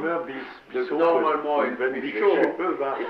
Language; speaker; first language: German; non-native, learner; French